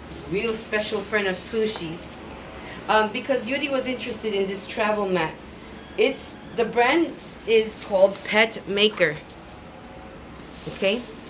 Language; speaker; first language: English; early bilingual, other home language; Spanish